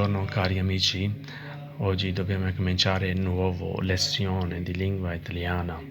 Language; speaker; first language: Italian; non-native, learner; Urdu